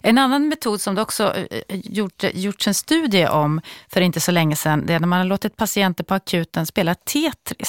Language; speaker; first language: Swedish; native; Swedish